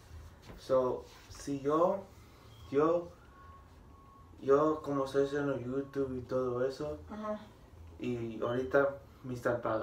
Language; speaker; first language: Spanish; early bilingual, heritage; Spanish